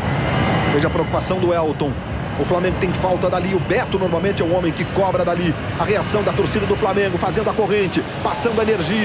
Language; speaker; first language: Portuguese; native; Portuguese